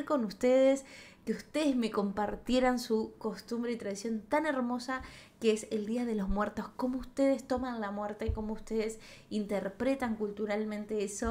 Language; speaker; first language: Spanish; native; Spanish